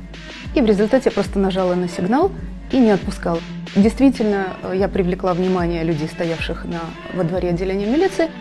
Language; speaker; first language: Russian; native; Russian